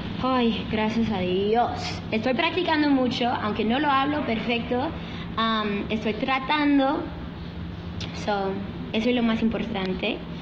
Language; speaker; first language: Spanish; early bilingual, heritage; Spanish